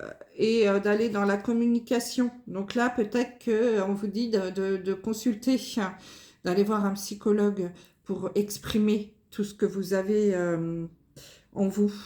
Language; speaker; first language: French; native; French